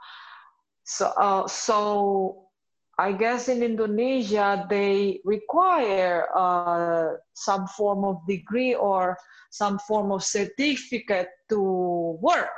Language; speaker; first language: English; non-native, fluent; Indonesian